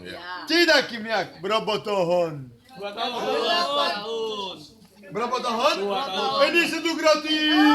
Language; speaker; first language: Indonesian; non-native, learner; Arabic